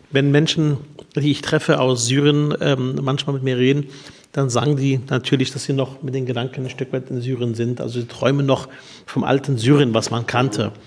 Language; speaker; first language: German; early bilingual, other home language; Arabic